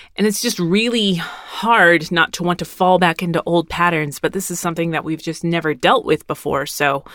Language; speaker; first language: English; early bilingual, other home language; Spanish